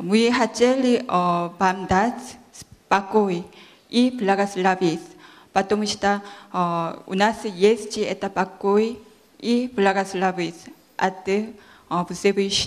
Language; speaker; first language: Russian; non-native, learner; Korean